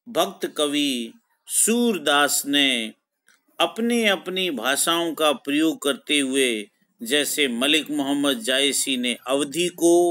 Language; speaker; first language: Hindi; native; Hindi